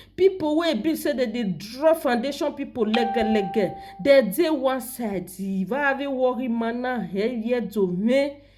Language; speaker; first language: Nigerian Pidgin; non-native, local second language; Yoruba